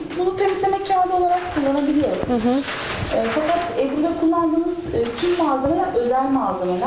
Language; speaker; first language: Turkish; native; Turkish